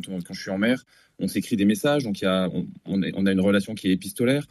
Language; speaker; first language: French; native; French